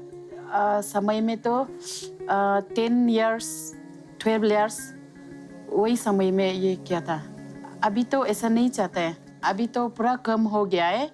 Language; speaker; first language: Hindi; non-native, local second language; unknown